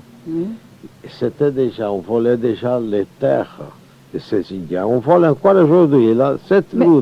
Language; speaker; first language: French; non-native, fluent; Portuguese